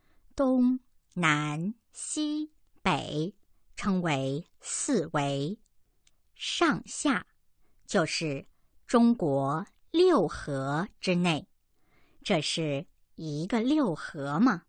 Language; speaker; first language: Chinese; native; Chinese